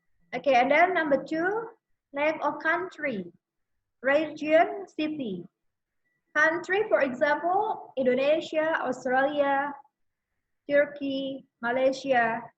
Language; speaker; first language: English; non-native, fluent; Indonesian